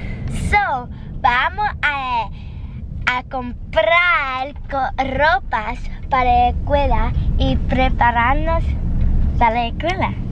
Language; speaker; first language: Spanish; early bilingual, heritage; English